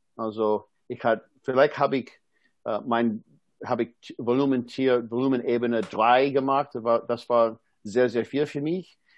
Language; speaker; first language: German; non-native, fluent; English